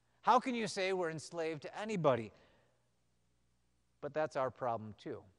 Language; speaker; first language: English; native; English